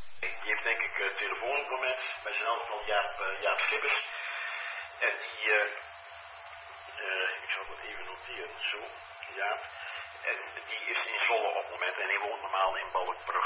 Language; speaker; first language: Dutch; native; Dutch